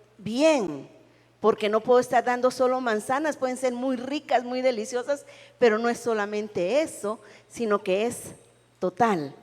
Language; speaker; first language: Spanish; native; Spanish